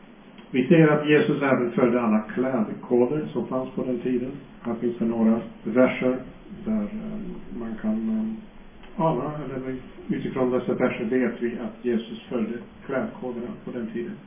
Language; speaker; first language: Swedish; non-native, fluent; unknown